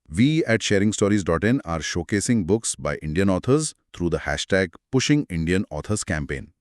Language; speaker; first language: English; non-native, local second language; Hindi